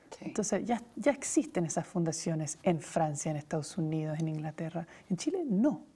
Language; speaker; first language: Spanish; native; Spanish